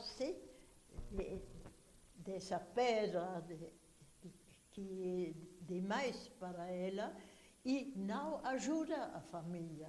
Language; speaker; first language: Portuguese; non-native, fluent; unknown